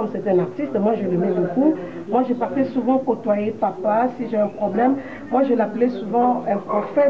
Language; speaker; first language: French; non-native, local second language; Lingala